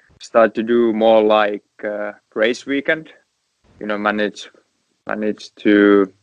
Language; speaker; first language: English; non-native, learner; Finnish